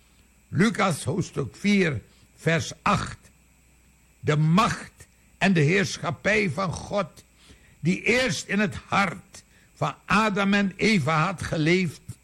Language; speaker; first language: Dutch; native; Dutch